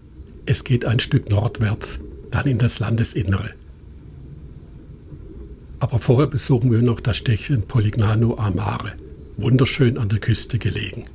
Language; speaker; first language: German; native; German